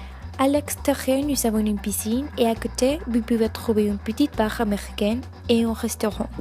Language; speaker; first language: French; non-native, learner; Spanish